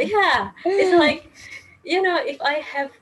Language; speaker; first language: English; non-native, fluent; Indonesian